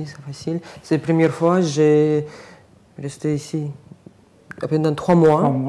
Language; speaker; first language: French; non-native, learner; Russian